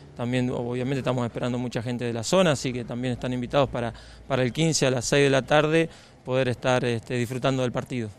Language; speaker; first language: Spanish; native; Spanish